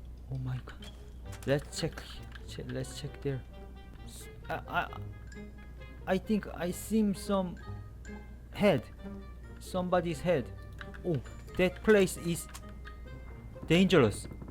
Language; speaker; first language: English; non-native, learner; Korean